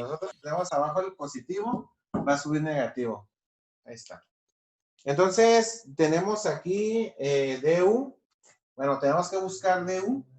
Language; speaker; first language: Spanish; native; Spanish